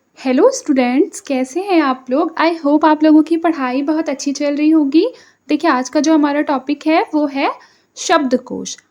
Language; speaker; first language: Hindi; native; Hindi